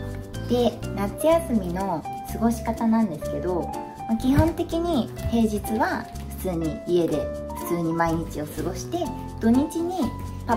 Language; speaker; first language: Japanese; native; Japanese